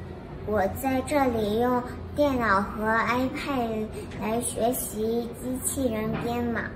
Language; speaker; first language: Chinese; early bilingual, heritage; Chinese